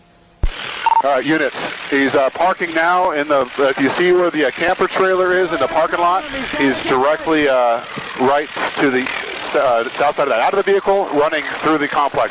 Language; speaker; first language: English; native; English